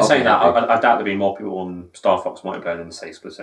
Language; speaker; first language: English; native; English